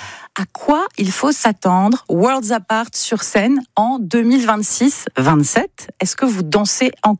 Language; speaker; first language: French; native; French